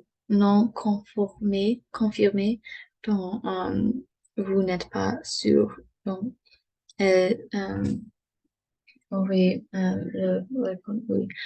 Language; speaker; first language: French; non-native, learner; English